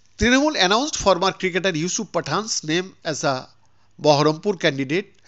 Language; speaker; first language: English; non-native, local second language; Bangla